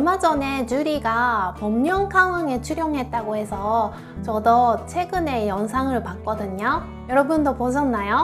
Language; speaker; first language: Korean; non-native, fluent; Japanese